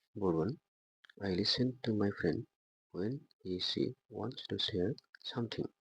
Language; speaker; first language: English; non-native, local second language; Assamese